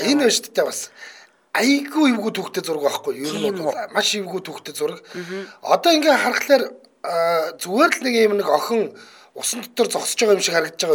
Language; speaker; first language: Mongolian; native; Mongolian